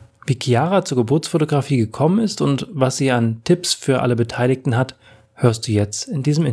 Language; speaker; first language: German; native; German